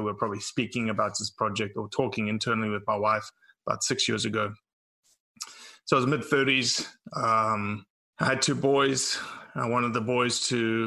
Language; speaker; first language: English; native; English